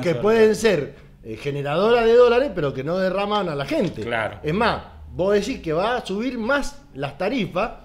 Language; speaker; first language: Spanish; native; Spanish